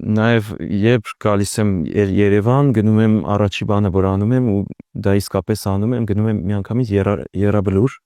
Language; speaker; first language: Armenian; early bilingual, heritage; Armenian